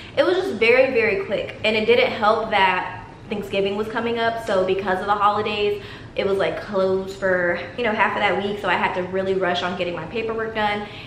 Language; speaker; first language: English; native; English